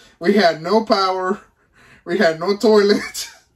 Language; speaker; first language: English; early bilingual, other home language; Spanish